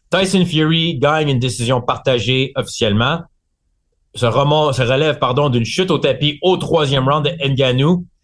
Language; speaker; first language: French; native; French